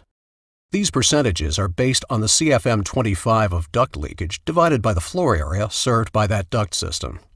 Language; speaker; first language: English; native; English